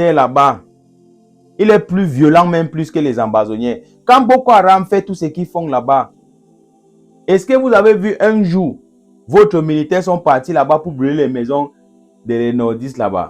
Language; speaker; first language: French; non-native, local second language; English